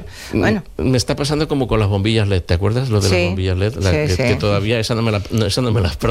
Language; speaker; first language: Spanish; native; Spanish